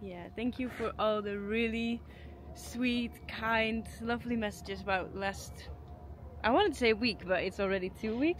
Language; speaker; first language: English; non-native, fluent; Dutch